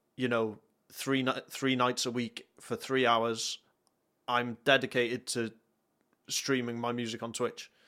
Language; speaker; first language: English; native; English